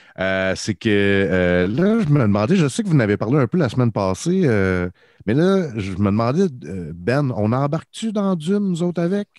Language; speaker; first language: French; native; French